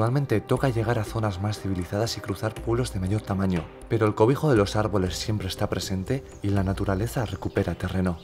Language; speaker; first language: Spanish; native; Spanish